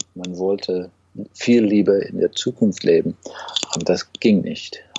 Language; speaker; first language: German; non-native, fluent; English